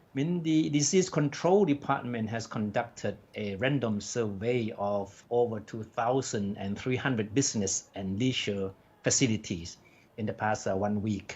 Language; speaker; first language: English; non-native, fluent; Thai